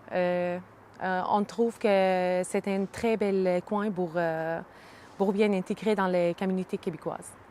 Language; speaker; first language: French; non-native, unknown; Arabic